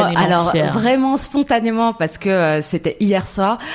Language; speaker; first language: French; non-native, local second language; Arabic